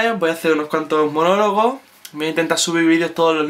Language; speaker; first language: Spanish; native; Spanish